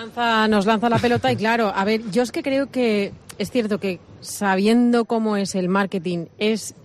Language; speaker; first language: Spanish; native; Spanish